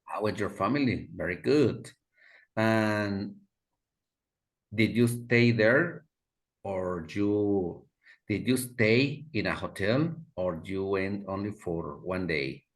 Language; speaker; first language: English; non-native, fluent; Spanish